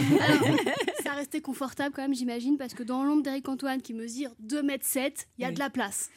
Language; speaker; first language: French; native; French